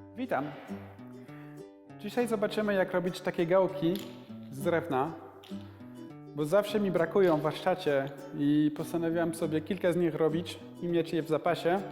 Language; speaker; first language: Polish; non-native, learner; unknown